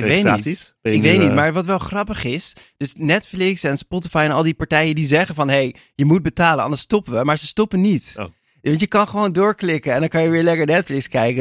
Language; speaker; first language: Dutch; native; Dutch